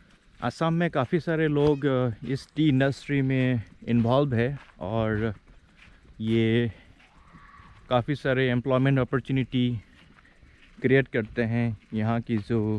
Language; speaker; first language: Hindi; non-native, local second language; Assamese